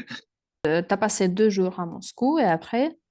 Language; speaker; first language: French; non-native, fluent; Russian